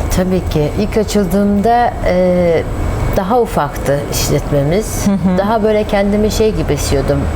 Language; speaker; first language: Turkish; non-native, fluent; Kyrgyz